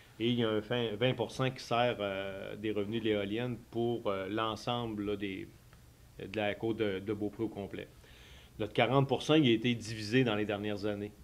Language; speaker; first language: French; native; French